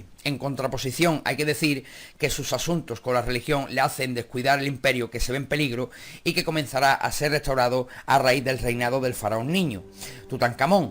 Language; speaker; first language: Spanish; native; Spanish